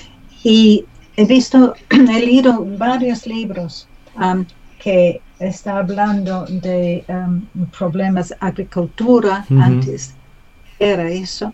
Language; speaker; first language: Spanish; non-native, learner; English